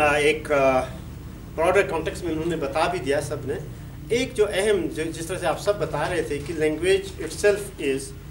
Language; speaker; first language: Urdu; non-native, local second language; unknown